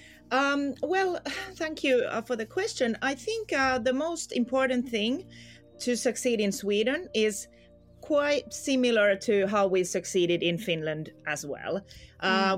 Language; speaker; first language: English; non-native, fluent; Finnish